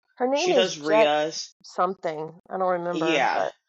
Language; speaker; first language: English; native; English